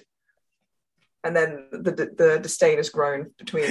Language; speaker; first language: English; native; English